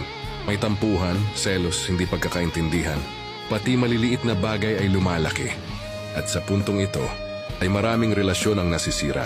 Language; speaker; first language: Filipino; native; Filipino